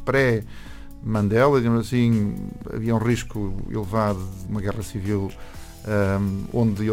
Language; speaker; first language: Portuguese; non-native, fluent; English